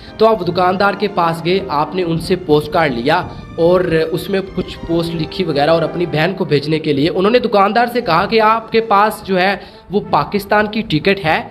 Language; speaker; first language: Urdu; non-native, local second language; Sindhi